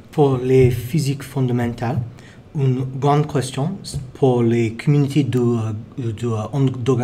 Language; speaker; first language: French; non-native, learner; English